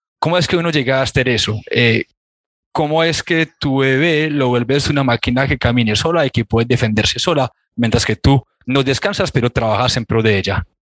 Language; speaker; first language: Spanish; non-native, fluent; French